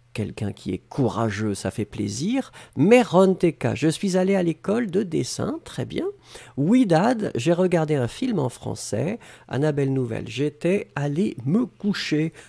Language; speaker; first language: French; native; French